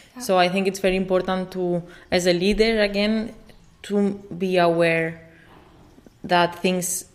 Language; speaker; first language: English; non-native, fluent; Spanish